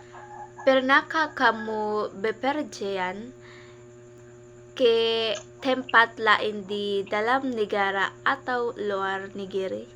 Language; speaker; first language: Indonesian; non-native, learner; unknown